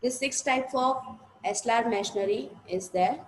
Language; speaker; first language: English; non-native, local second language; Gujarati